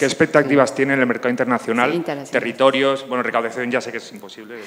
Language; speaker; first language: Spanish; native; Spanish